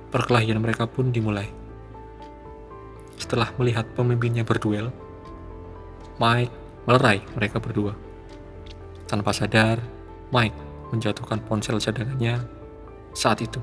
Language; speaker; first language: Indonesian; native; Indonesian